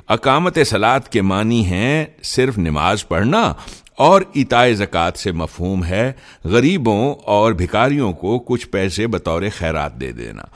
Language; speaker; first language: Urdu; native; Urdu